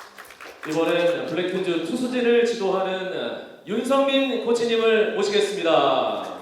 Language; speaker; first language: Korean; native; Korean